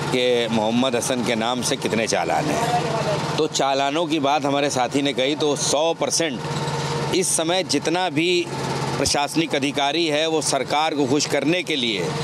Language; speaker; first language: Hindi; native; Hindi